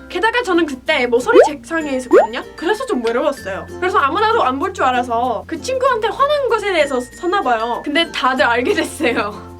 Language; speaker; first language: Korean; non-native, fluent; English